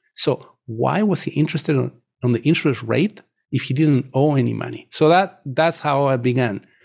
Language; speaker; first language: English; non-native, fluent; Spanish